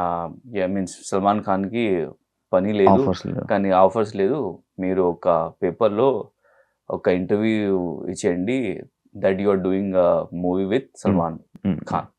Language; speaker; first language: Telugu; non-native, learner; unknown